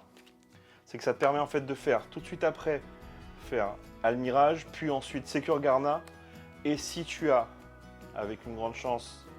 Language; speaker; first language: French; native; French